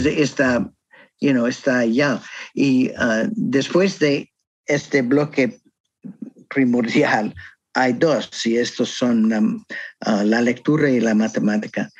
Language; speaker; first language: Spanish; non-native, learner; English